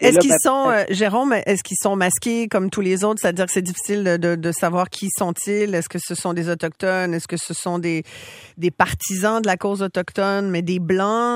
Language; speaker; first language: French; native; French